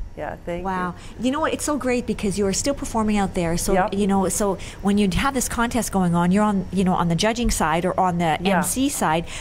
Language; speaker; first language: English; native; English